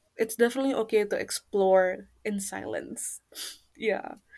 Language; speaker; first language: English; non-native, fluent; Indonesian